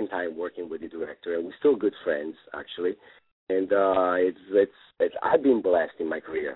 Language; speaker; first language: English; non-native, fluent; Italian